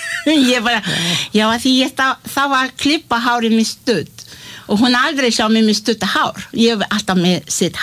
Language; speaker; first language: Icelandic; non-native, learner; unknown